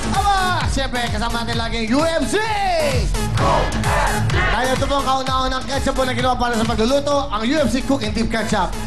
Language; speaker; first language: Filipino; native; Filipino